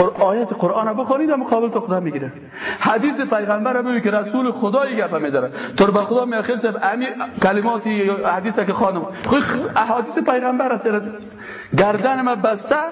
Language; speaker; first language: Persian; native; Persian